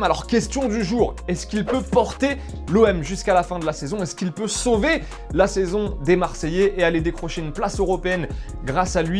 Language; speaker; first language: French; native; French